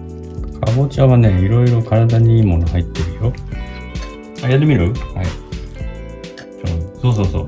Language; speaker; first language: Japanese; native; Japanese